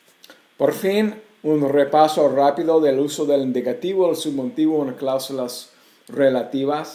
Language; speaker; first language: Spanish; non-native, fluent; English